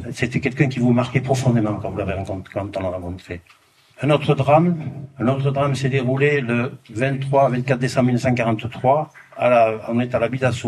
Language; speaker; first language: French; native; French